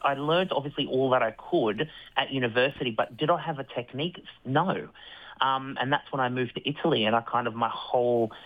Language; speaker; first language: English; native; English